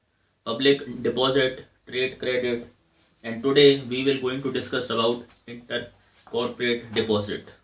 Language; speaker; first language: English; non-native, local second language; Hindi